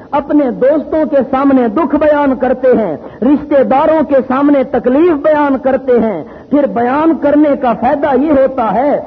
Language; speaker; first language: Urdu; non-native, local second language; Pashto